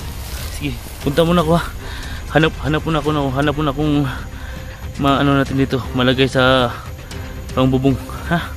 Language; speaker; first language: Filipino; non-native, local second language; Cebuano